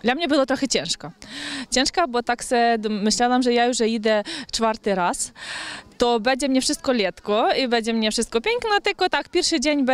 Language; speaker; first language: Polish; early bilingual, heritage; Ukrainian